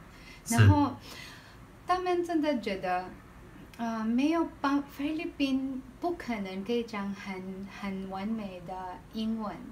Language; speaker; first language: Chinese; non-native, learner; Filipino